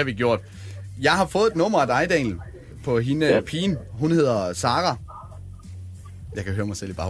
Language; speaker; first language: Danish; native; Danish